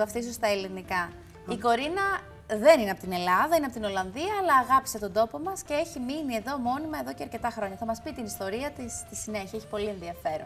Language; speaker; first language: Greek; native; Greek